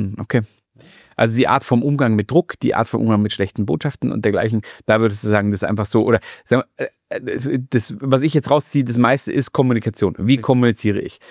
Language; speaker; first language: German; native; German